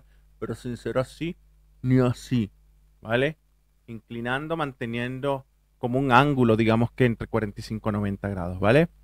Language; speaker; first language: Spanish; native; Spanish